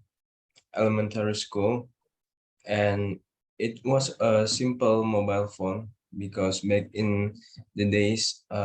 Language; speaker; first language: English; non-native, learner; Indonesian